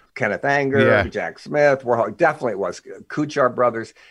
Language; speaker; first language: English; native; English